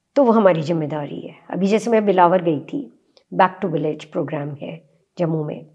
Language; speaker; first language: Hindi; native; Hindi